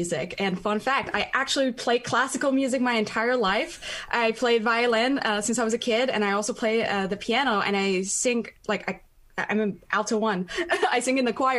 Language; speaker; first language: English; non-native, fluent; Persian